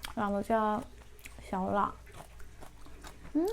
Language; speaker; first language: Chinese; non-native, fluent; Korean